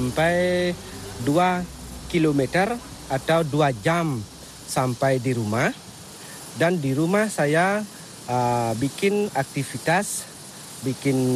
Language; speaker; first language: Indonesian; non-native, local second language; Balinese